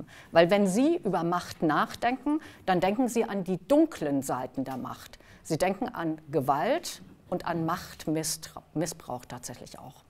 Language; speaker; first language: German; native; German